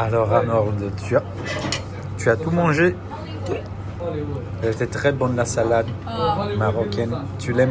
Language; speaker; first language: French; non-native, fluent; German